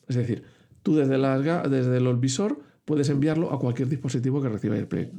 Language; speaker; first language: Spanish; native; Spanish